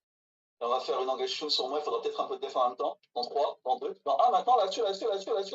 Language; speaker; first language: French; native; French